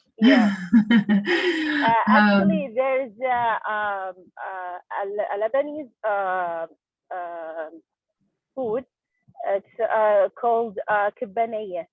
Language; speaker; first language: English; non-native, learner; Arabic